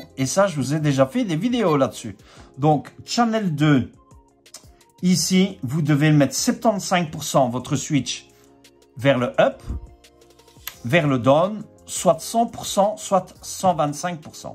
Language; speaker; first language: French; native; French